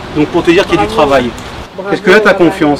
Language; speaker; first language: French; native; French